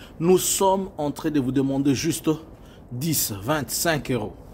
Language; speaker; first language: French; non-native, local second language; Swahili